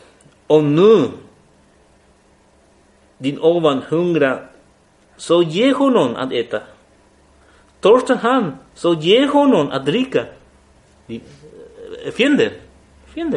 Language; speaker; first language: Swedish; non-native, fluent; Spanish